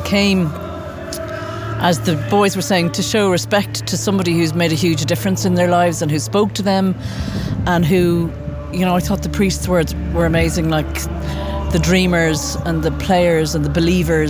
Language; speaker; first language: English; native; English